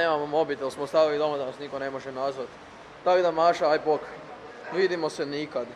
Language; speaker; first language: Croatian; native; Croatian